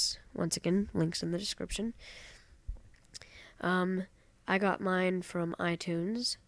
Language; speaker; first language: English; native; English